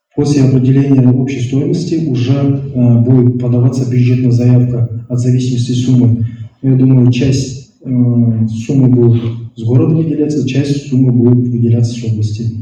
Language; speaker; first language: Russian; non-native, local second language; Kazakh